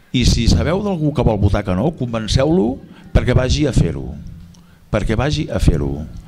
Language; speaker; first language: Catalan; native; Catalan